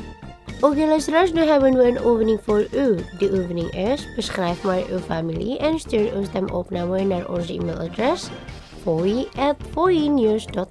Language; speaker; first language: Dutch; non-native, learner; Indonesian